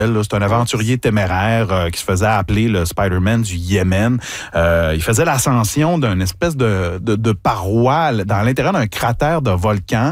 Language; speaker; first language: French; native; French